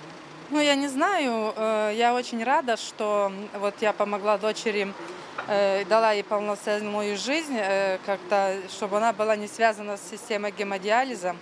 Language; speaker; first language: Russian; native; Russian